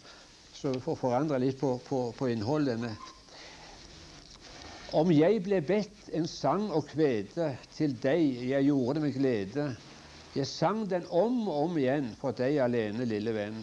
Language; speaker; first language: Norwegian; native; Norwegian